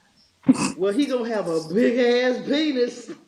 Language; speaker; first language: English; native; English